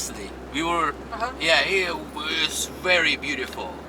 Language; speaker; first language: English; non-native, fluent; Russian